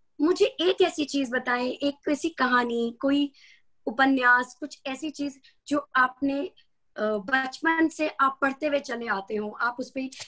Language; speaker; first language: Hindi; native; Hindi